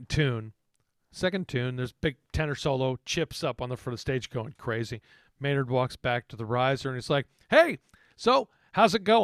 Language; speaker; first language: English; native; English